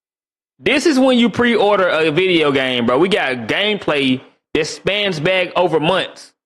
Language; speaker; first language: English; native; English